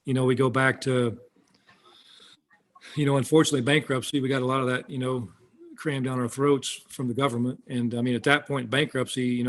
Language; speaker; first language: English; native; English